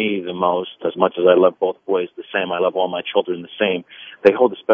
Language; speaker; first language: English; early bilingual, other home language; Italian